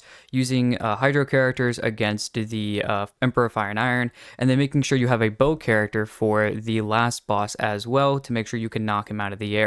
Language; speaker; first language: English; native; English